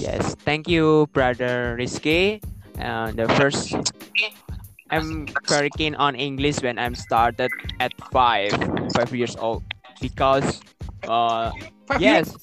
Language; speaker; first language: English; non-native, learner; Indonesian